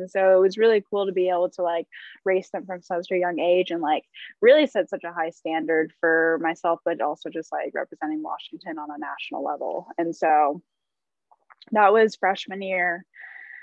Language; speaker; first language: English; native; English